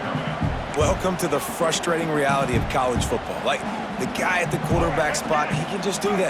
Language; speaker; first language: English; native; English